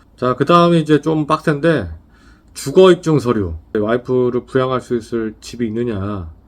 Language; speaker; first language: Korean; native; Korean